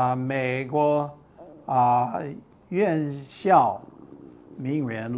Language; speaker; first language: Chinese; non-native, fluent; English